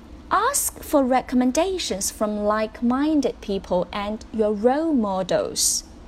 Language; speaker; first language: English; non-native, fluent; Chinese